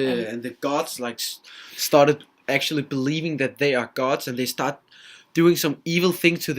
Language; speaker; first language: English; non-native, fluent; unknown